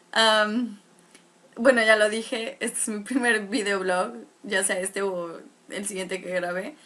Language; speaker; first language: Spanish; native; Spanish